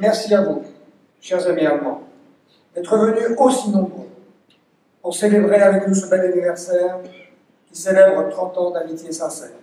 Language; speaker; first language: French; native; French